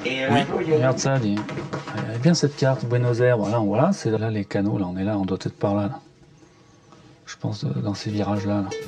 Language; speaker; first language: French; native; French